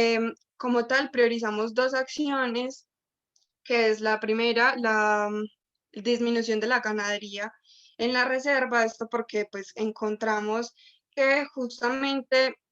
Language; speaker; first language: Spanish; native; Spanish